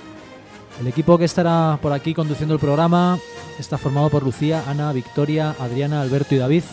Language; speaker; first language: Spanish; native; Spanish